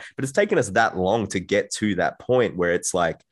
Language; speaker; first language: English; native; English